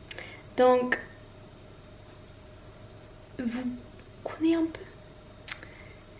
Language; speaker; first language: French; non-native, learner; Norwegian